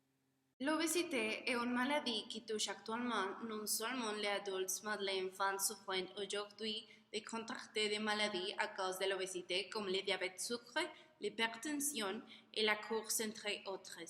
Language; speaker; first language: French; non-native, learner; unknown